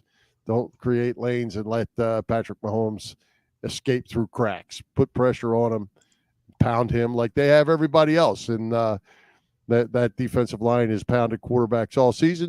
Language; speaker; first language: English; native; English